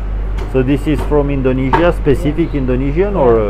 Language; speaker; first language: English; non-native, learner; Romanian